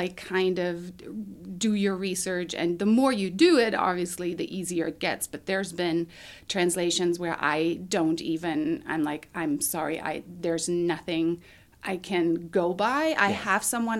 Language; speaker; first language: English; non-native, fluent; German